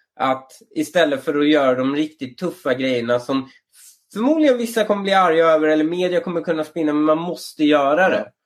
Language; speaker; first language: Swedish; early bilingual, other home language; Persian